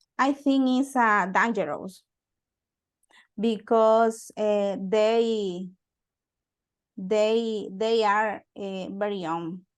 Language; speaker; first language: English; non-native, learner; Spanish